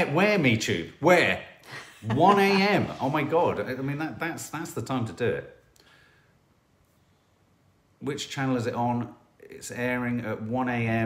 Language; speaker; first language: English; native; English